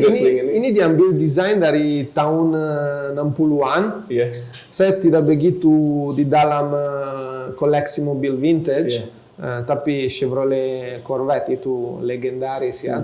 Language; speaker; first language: Indonesian; non-native, fluent; Italian